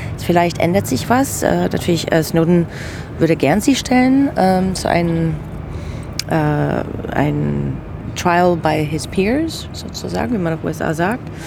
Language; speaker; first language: German; non-native, fluent; English